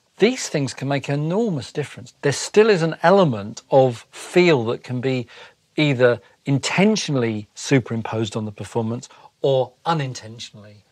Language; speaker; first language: English; native; English